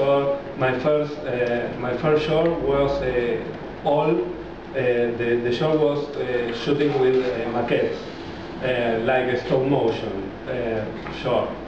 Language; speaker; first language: English; non-native, learner; Spanish